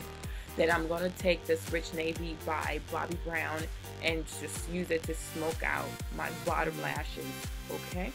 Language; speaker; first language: English; native; English